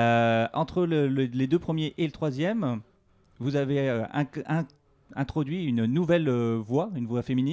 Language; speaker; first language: French; native; French